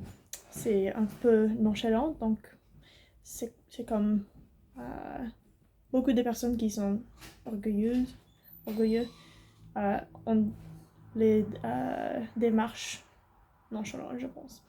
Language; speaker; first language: French; non-native, learner; English